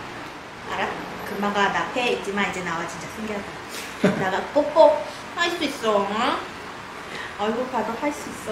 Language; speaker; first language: Korean; non-native, learner; Vietnamese